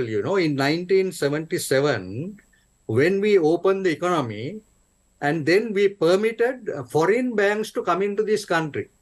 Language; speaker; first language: English; non-native, local second language; Sinhala